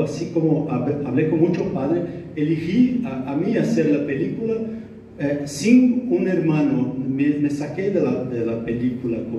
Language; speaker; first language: Spanish; non-native, learner; Portuguese